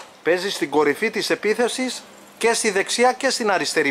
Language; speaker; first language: Greek; native; Greek